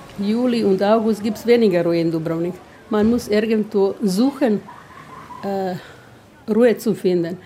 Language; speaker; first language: German; non-native, fluent; Croatian